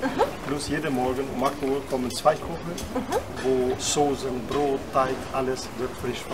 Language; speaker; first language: German; non-native, fluent; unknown